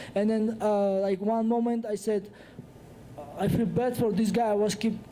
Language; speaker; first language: English; non-native, learner; Georgian